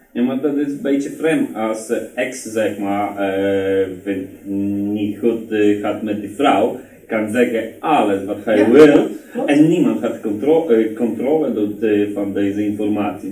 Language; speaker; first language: Dutch; non-native, learner; Polish